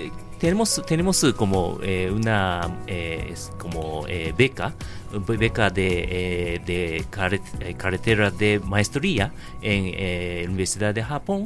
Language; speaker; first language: Spanish; non-native, learner; Japanese